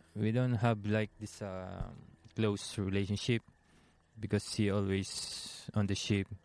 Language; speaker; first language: English; non-native, local second language; Filipino